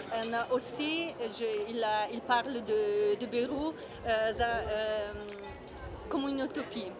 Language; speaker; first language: French; non-native, learner; Italian